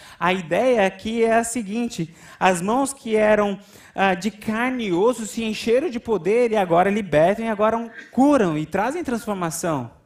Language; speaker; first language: Portuguese; native; Portuguese